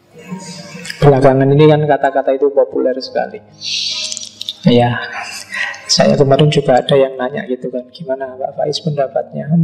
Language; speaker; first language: Indonesian; native; Indonesian